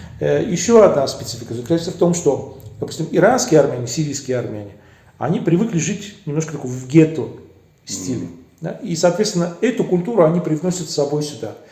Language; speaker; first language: Russian; early bilingual, other home language; Armenian